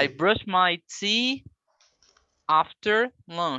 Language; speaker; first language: English; non-native, learner; Portuguese